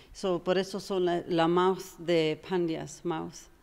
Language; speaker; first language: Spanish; non-native, learner; English